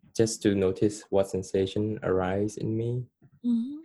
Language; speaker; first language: English; non-native, fluent; Khmer